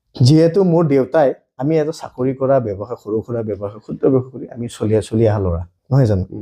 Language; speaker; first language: Assamese; non-native, local second language; Bodo